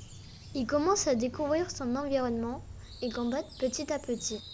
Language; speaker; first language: French; native; French